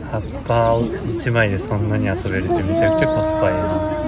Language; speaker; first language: Japanese; native; Japanese